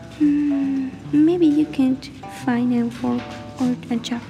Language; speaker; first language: English; non-native, learner; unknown